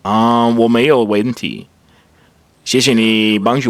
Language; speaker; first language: Chinese; non-native, learner; English